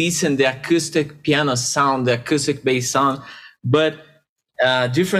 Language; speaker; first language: English; non-native, fluent; Portuguese